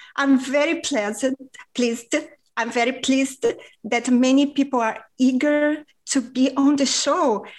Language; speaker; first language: English; non-native, fluent; Portuguese